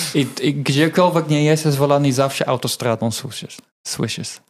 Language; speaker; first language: Polish; non-native, fluent; Dutch